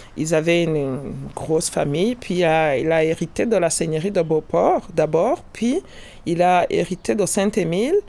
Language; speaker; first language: French; non-native, local second language; Kinyarwanda